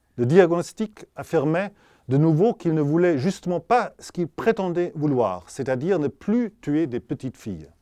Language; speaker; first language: French; non-native, fluent; German